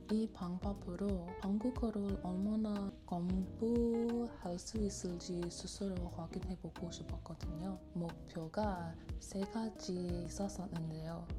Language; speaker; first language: Korean; non-native, learner; English